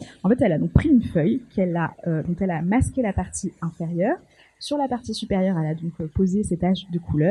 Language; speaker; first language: French; native; French